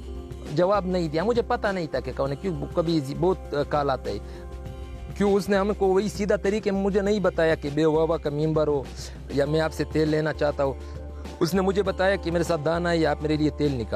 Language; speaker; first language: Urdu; non-native, local second language; Pashto